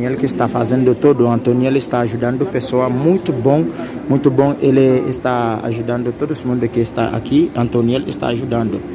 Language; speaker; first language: Portuguese; non-native, learner; Haitian Creole